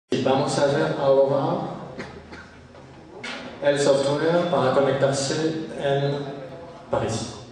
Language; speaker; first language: Spanish; non-native, fluent; French